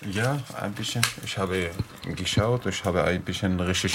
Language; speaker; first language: German; non-native, learner; Arabic